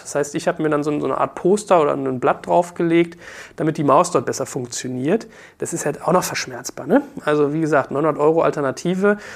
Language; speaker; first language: German; native; German